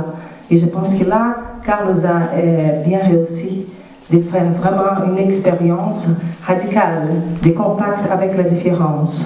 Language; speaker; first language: French; non-native, fluent; Portuguese